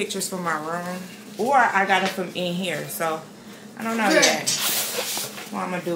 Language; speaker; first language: English; native; English